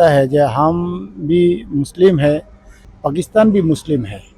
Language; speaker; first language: Hindi; non-native, learner; Bangla